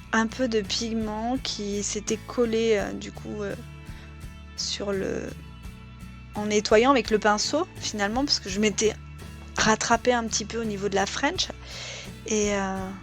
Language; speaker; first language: French; native; French